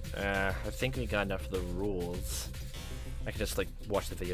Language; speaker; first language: English; native; English